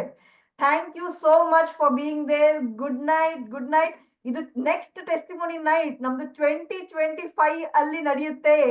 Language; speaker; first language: Kannada; native; Kannada